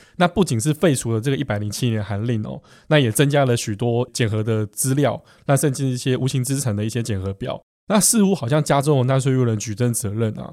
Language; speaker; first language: Chinese; native; Chinese